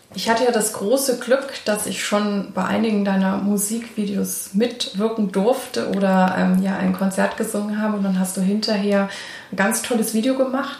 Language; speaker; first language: German; native; German